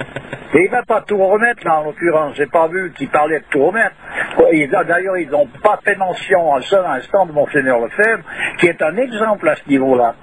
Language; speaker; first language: French; native; French